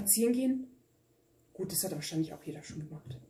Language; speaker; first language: German; early bilingual, other home language; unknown